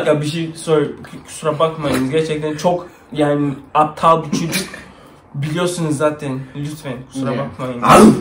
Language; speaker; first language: Turkish; non-native, learner; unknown